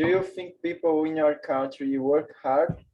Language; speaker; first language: English; non-native, learner; Portuguese